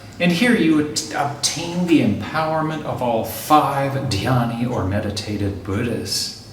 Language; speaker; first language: English; native; English